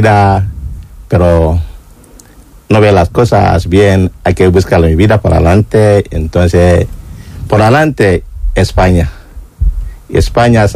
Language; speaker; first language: Spanish; non-native, learner; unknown